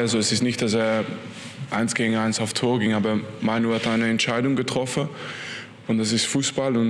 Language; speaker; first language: German; non-native, fluent; French